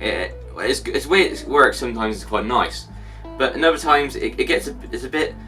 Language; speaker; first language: English; native; English